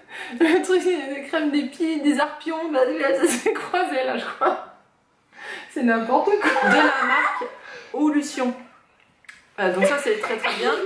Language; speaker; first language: French; native; French